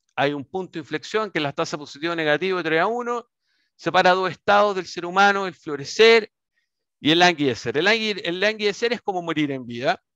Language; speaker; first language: Spanish; native; Spanish